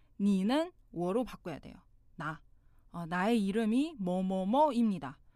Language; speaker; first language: Korean; non-native, fluent; Chinese